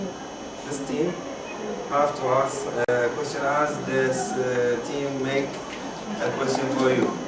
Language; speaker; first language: English; non-native, learner; Arabic